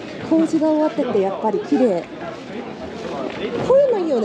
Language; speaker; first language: Japanese; non-native, fluent; Korean